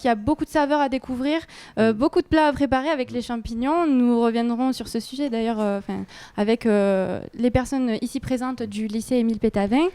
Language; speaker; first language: French; native; French